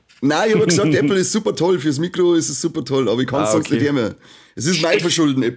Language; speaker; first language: German; native; German